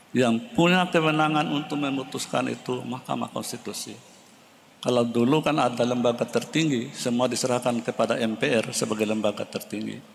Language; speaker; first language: Indonesian; non-native, local second language; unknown